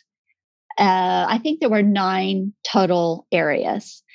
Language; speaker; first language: English; native; English